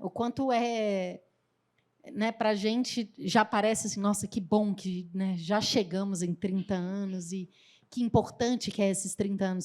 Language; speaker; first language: Portuguese; native; Portuguese